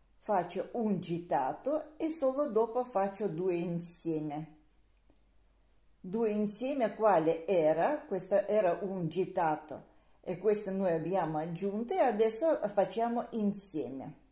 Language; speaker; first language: Italian; non-native, learner; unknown